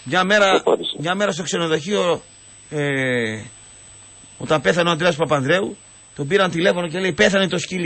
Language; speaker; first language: Greek; native; Greek